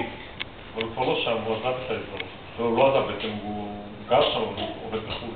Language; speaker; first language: Hebrew; native; Hebrew